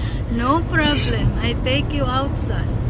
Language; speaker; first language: English; non-native, local second language; Filipino